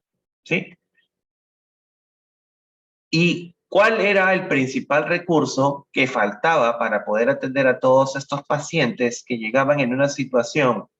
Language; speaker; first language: Spanish; native; Spanish